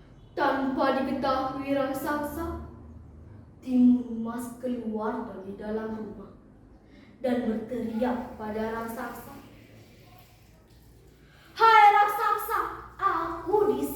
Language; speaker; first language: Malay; non-native, local second language; Balinese